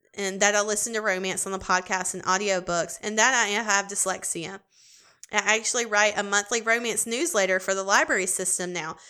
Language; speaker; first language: English; native; English